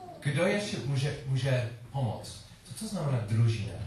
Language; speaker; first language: Czech; non-native, learner; English